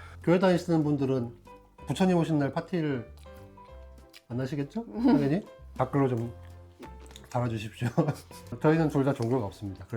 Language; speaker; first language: Korean; native; Korean